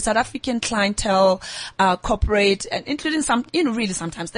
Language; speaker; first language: English; non-native, local second language; Southern Sotho